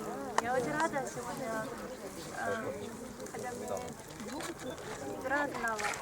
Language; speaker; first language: Russian; non-native, learner; Chinese